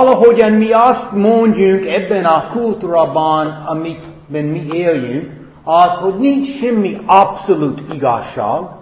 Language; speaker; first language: Hungarian; non-native, fluent; English